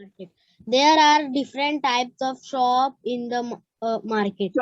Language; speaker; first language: English; non-native, learner; Hindi